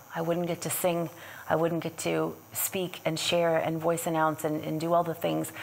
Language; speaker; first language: English; native; English